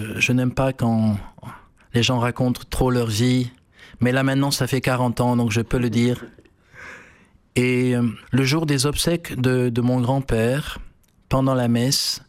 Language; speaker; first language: French; native; French